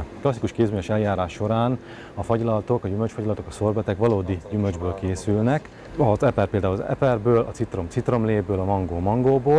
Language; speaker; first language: Hungarian; native; Hungarian